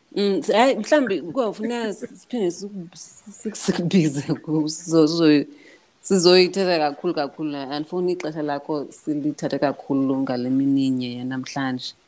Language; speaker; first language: Xhosa; native; Xhosa